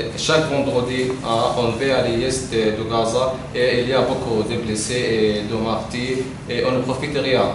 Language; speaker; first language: French; non-native, learner; Arabic